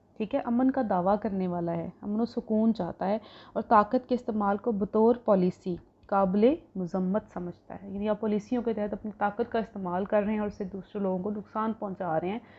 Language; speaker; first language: Urdu; non-native, local second language; Punjabi